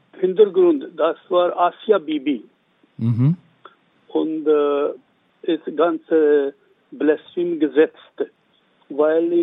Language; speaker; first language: German; non-native, learner; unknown